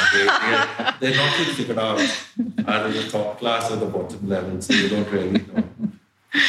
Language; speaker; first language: English; non-native, local second language; Telugu